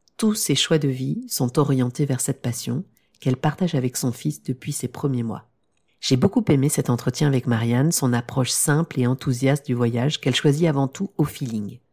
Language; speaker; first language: French; native; French